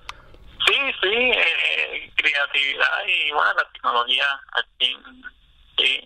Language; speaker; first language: Spanish; early bilingual, other home language; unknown